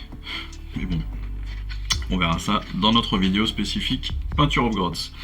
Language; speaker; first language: French; native; French